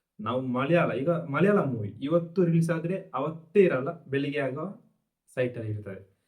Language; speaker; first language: Kannada; non-native, local second language; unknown